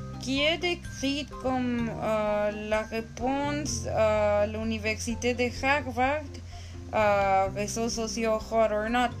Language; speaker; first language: French; non-native, learner; Spanish